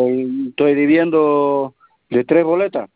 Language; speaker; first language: Spanish; non-native, learner; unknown